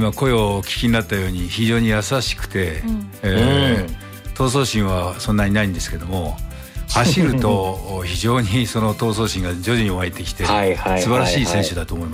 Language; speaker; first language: Japanese; native; Japanese